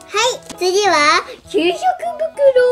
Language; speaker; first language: Japanese; native; Japanese